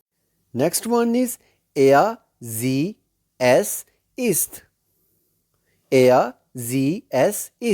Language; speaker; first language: German; non-native, learner; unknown